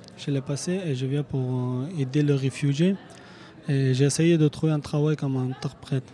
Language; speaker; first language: French; non-native, learner; Persian